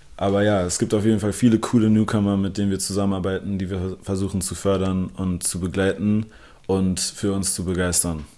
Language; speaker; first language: German; early bilingual, other home language; English